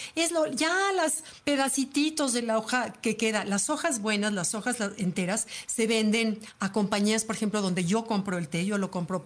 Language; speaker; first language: Spanish; native; Spanish